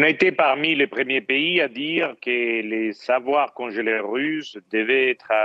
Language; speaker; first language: French; non-native, fluent; Spanish